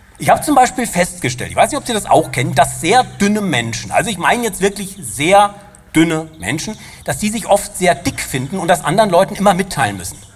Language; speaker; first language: German; native; German